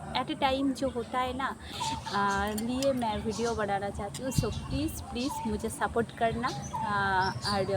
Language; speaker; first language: Hindi; non-native, local second language; Bangla